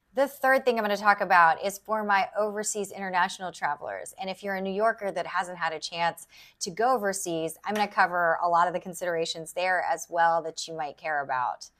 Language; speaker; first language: English; native; English